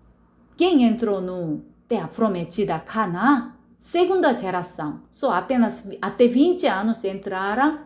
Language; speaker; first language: Portuguese; non-native, learner; Korean